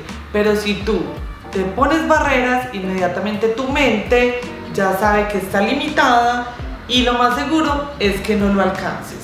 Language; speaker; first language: Spanish; native; Spanish